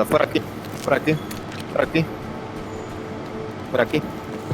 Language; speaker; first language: Spanish; native; Spanish